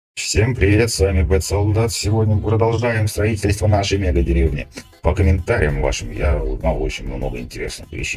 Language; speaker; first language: Russian; native; Russian